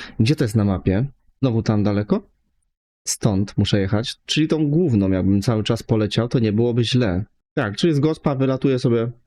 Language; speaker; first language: Polish; native; Polish